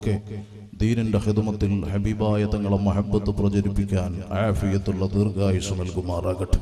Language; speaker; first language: Malayalam; native; Malayalam